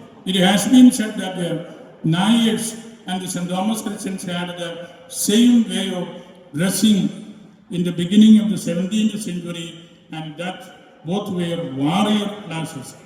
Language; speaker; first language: English; non-native, local second language; Malayalam